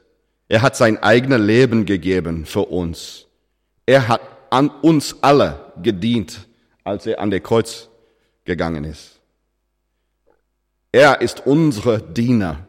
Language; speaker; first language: German; non-native, fluent; English